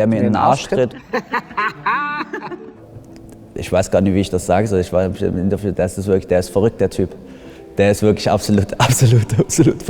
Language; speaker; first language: German; native; German